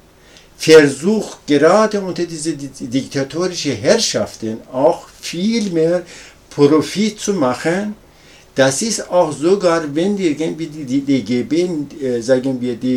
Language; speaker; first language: German; non-native, learner; Persian